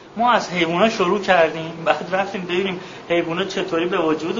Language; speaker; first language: Persian; native; Persian